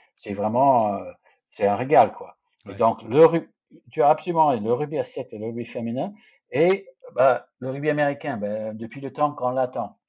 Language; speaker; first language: French; non-native, fluent; English